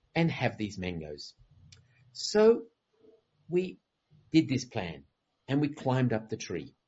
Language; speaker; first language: English; native; English